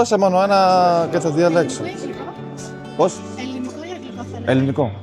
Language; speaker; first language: Greek; non-native, learner; Georgian